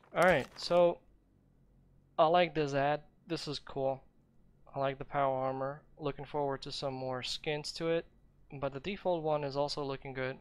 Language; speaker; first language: English; non-native, fluent; Ukrainian